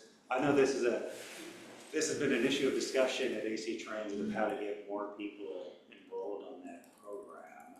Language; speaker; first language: English; native; English